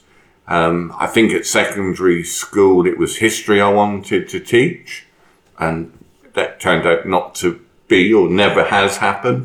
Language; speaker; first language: English; native; English